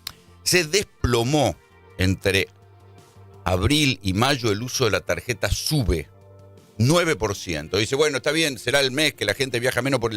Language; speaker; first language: Spanish; native; Spanish